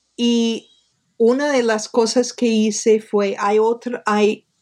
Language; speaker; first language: Spanish; non-native, fluent; English